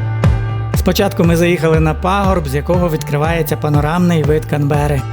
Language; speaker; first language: Ukrainian; native; Ukrainian